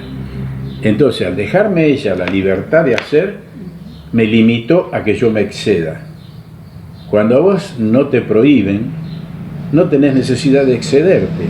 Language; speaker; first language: Spanish; native; Spanish